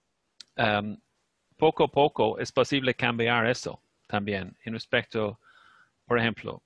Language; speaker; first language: Spanish; non-native, fluent; English